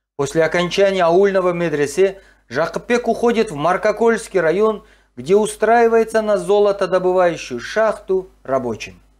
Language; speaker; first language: Russian; non-native, local second language; Kazakh